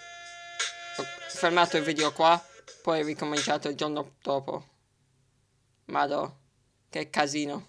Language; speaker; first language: Italian; early bilingual, heritage; English